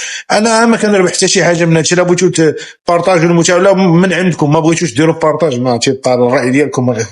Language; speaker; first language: Arabic; native; Arabic